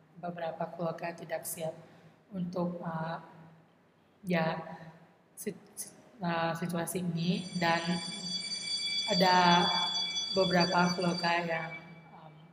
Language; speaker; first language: Indonesian; non-native, learner; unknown